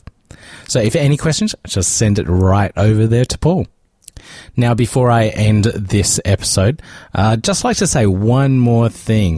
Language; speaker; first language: English; native; English